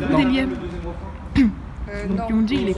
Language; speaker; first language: French; native; French